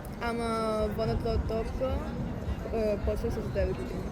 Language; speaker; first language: Bulgarian; early bilingual, heritage; Bulgarian